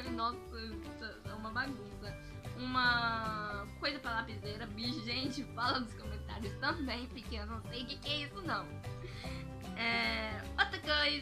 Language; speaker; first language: Portuguese; early bilingual, heritage; Portuguese